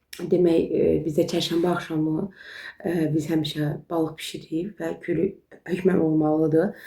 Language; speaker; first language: Azerbaijani; non-native, local second language; Talysh